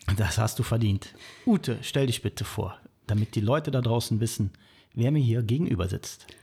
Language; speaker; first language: German; native; German